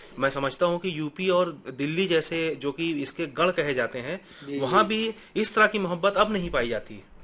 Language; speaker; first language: Hindi; native; Hindi